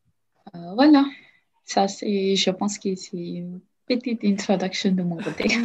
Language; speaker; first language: French; non-native, learner; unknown